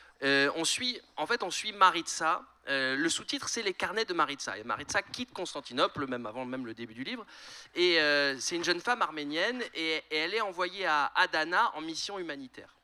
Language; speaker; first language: French; native; French